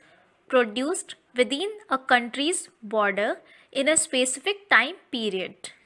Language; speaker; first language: English; non-native, local second language; Hindi